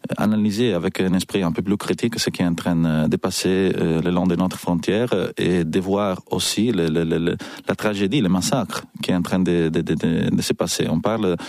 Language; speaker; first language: French; non-native, fluent; Italian